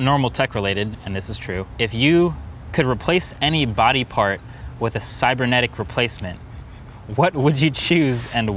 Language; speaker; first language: English; native; English